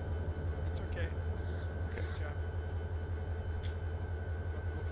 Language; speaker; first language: English; non-native, learner; French